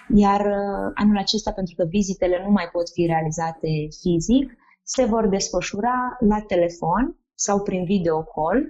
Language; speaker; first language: Romanian; native; Romanian